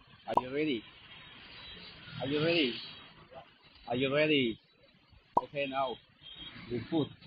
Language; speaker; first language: English; non-native, learner; Vietnamese